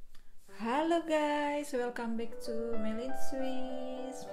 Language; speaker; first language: English; non-native, learner; Indonesian